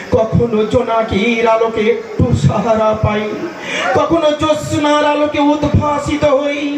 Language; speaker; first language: Bangla; native; Bangla